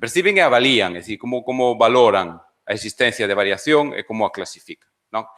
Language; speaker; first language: Galician; native; Galician